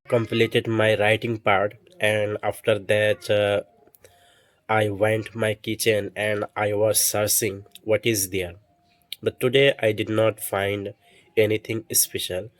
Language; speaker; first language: English; non-native, learner; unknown